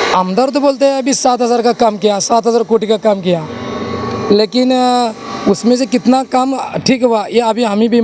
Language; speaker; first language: Hindi; non-native, local second language; Marathi